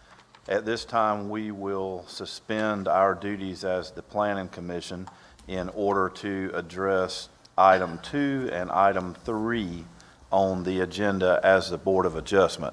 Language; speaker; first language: English; native; English